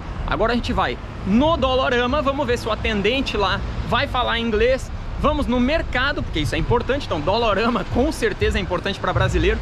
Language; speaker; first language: Portuguese; native; Portuguese